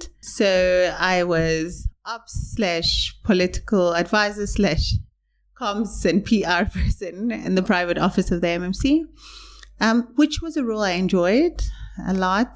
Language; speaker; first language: English; non-native, local second language; Zulu